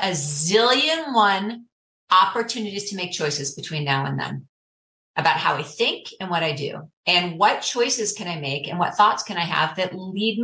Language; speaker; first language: English; native; English